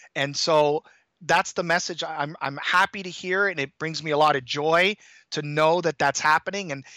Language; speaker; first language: English; native; English